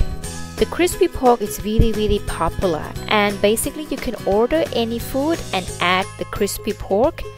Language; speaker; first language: English; non-native, fluent; Thai